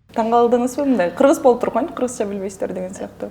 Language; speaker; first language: Kyrgyz; native; Kyrgyz